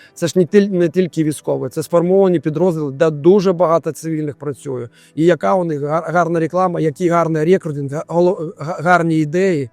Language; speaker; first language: Ukrainian; non-native, local second language; Russian